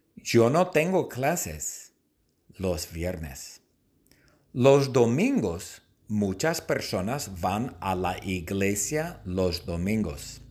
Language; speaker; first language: Spanish; non-native, fluent; English